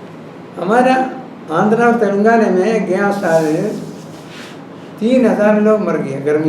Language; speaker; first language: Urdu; non-native, local second language; Malayalam